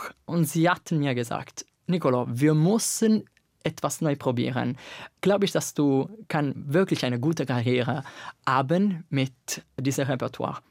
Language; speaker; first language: German; non-native, fluent; Italian